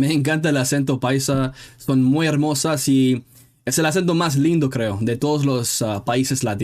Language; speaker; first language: Spanish; non-native, learner; English